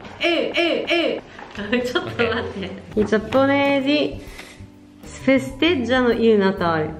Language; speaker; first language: Italian; non-native, learner; Japanese